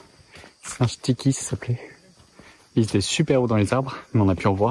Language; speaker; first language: French; native; French